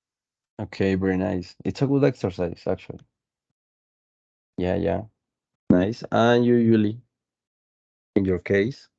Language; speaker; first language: English; non-native, fluent; Spanish